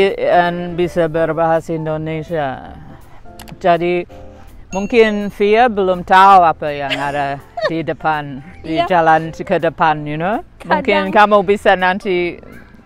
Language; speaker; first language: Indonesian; non-native, fluent; English